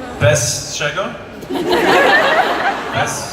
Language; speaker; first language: Polish; early bilingual, heritage; Polish